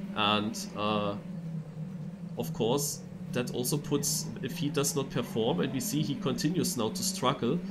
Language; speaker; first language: English; non-native, fluent; German